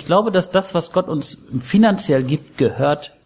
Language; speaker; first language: German; native; German